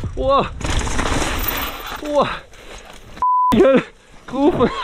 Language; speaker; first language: German; native; German